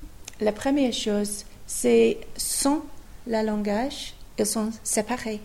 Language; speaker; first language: French; non-native, fluent; English